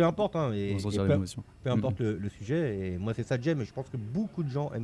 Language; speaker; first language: French; native; French